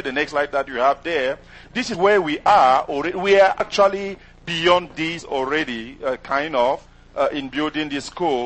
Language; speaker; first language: English; non-native, local second language; French